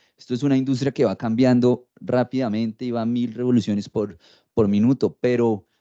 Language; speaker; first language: Spanish; native; Spanish